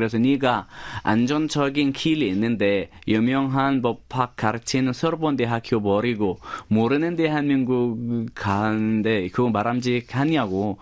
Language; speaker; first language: Korean; non-native, fluent; Arabic